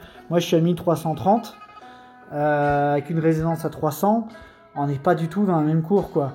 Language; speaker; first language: French; native; French